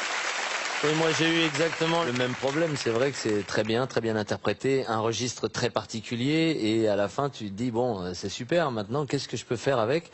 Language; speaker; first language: French; native; French